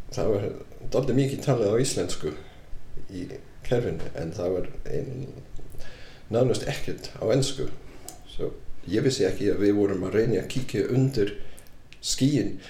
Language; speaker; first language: Icelandic; non-native, fluent; English